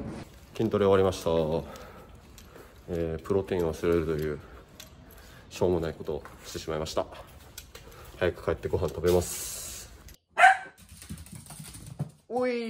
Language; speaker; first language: Japanese; native; Japanese